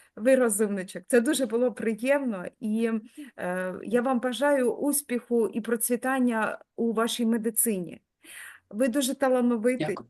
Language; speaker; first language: Ukrainian; native; Ukrainian